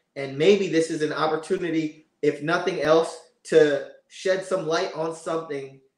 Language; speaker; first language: English; native; English